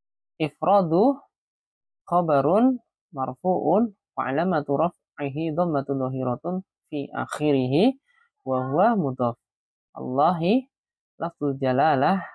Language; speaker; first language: Arabic; non-native, fluent; Indonesian